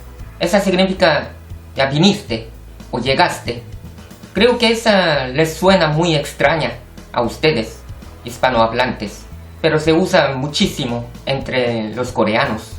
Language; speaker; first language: Spanish; non-native, fluent; Korean